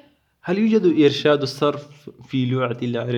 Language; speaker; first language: Arabic; non-native, learner; Urdu